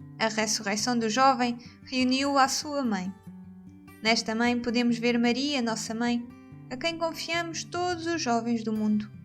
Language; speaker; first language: Portuguese; native; Portuguese